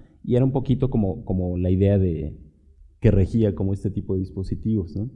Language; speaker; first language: Spanish; native; Spanish